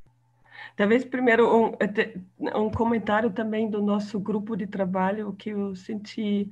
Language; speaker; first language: Portuguese; non-native, fluent; German